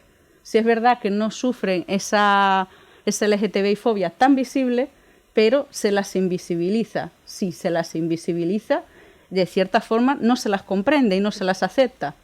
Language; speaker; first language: Spanish; native; Spanish